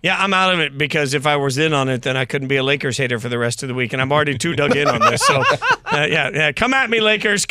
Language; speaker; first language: English; native; English